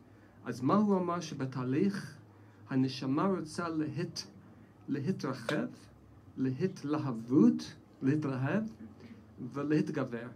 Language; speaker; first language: Hebrew; non-native, fluent; English